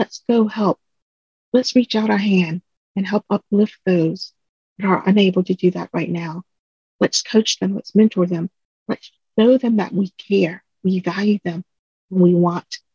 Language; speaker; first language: English; early bilingual, other home language; Vietnamese